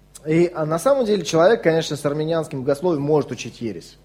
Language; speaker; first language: Russian; native; Russian